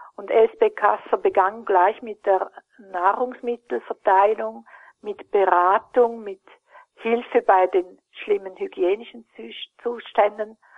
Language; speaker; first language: German; native; German